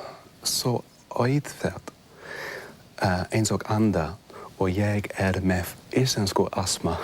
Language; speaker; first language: Icelandic; non-native, learner; English